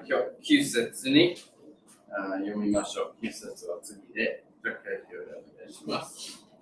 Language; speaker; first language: Japanese; non-native, fluent; English